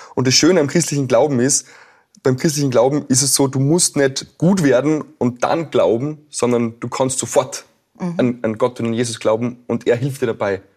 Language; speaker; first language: German; native; German